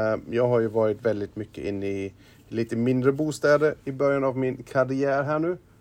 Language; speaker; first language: Swedish; non-native, fluent; German